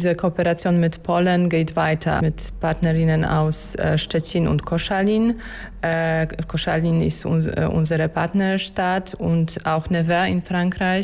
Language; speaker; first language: German; non-native, fluent; Polish